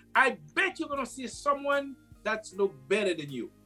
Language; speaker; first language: English; non-native, fluent; Haitian Creole